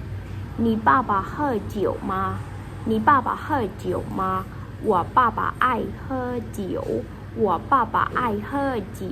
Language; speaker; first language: Chinese; non-native, learner; Khmer